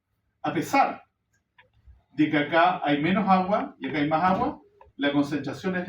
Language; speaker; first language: Spanish; native; Spanish